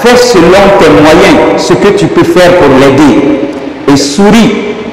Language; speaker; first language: French; non-native, local second language; Dyula